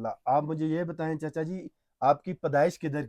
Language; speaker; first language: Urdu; non-native, local second language; Punjabi